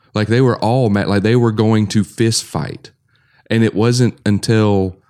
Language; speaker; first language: English; native; English